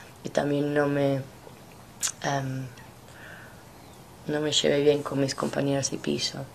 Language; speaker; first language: Spanish; non-native, fluent; English